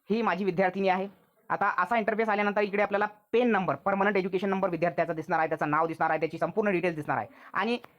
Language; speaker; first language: Marathi; non-native, local second language; Urdu